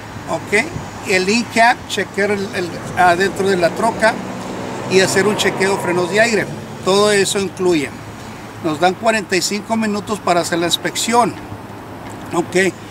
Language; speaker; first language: Spanish; early bilingual, heritage; Spanish